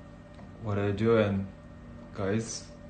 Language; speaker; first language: English; non-native, learner; Japanese